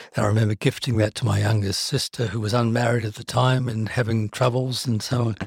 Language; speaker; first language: English; native; English